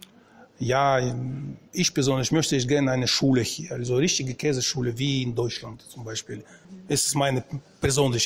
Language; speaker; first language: German; non-native, fluent; Russian